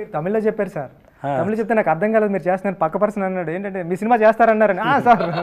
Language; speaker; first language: Telugu; native; Telugu